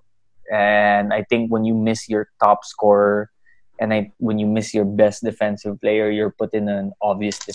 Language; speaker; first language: English; non-native, local second language; Filipino